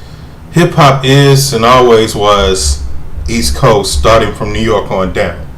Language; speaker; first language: English; native; English